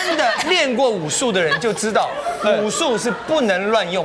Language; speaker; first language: Chinese; native; Chinese